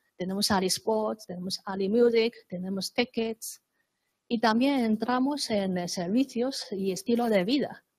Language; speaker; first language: Spanish; non-native, fluent; Chinese